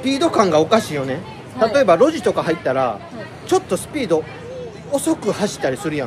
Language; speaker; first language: Japanese; native; Japanese